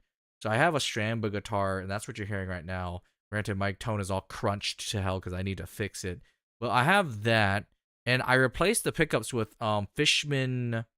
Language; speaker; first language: English; native; English